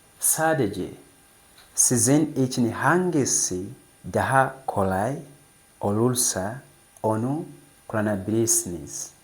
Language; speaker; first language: Turkish; non-native, fluent; English